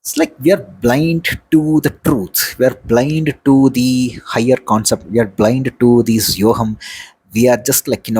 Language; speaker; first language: English; non-native, local second language; Tamil